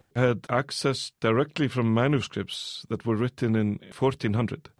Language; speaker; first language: English; early bilingual, other home language; Icelandic